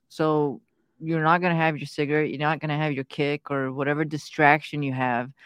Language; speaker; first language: English; early bilingual, other home language; Persian